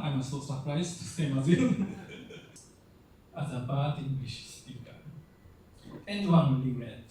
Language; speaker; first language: English; non-native, fluent; Japanese